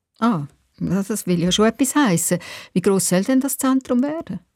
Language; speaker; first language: German; native; German